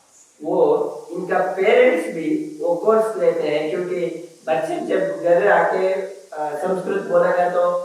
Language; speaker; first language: Hindi; non-native, local second language; Kannada